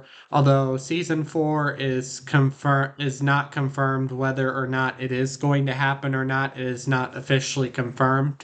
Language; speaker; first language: English; native; English